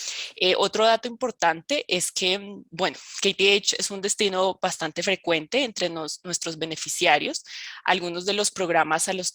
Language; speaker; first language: Spanish; native; Spanish